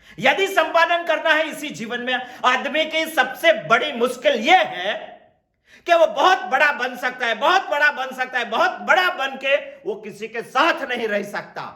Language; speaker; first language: Hindi; non-native, local second language; Gujarati